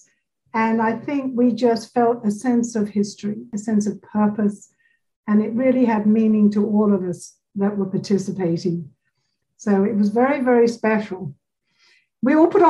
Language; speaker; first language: English; native; English